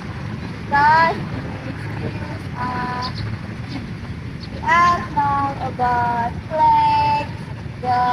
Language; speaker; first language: English; non-native, learner; Indonesian